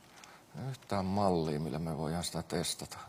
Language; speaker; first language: Finnish; native; Finnish